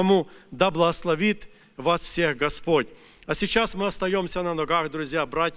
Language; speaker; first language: Russian; native; Russian